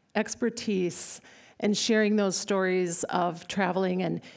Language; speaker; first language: English; native; English